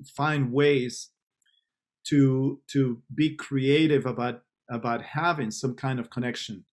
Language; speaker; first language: English; non-native, fluent; Spanish